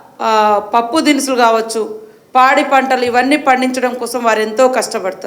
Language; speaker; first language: Telugu; native; Telugu